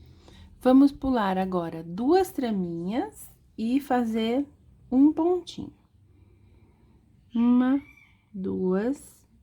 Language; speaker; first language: Portuguese; native; Portuguese